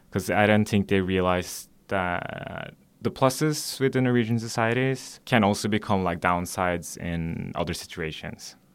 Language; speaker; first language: English; non-native, fluent; Norwegian